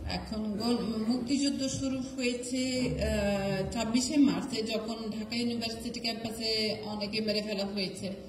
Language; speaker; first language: Bangla; non-native, fluent; Italian